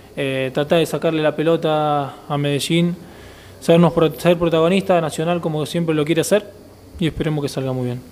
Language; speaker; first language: Spanish; native; Spanish